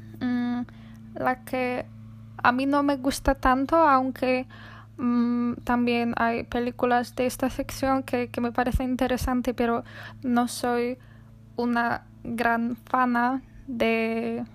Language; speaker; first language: Spanish; non-native, fluent; Polish